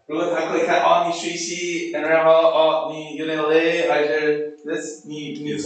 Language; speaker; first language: Chinese; non-native, learner; English